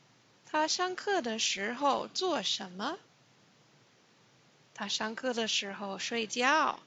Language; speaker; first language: Chinese; non-native, fluent; English